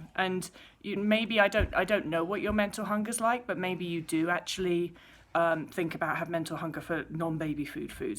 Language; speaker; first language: English; native; English